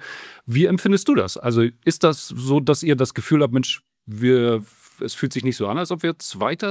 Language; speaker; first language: German; native; German